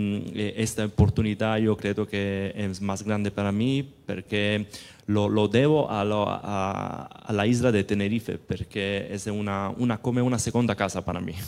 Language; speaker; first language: Spanish; non-native, learner; Italian